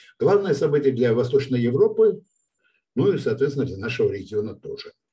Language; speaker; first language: Russian; non-native, local second language; Georgian